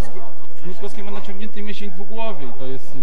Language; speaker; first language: Polish; native; Polish